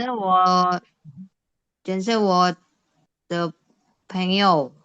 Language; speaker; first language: Chinese; non-native, learner; Indonesian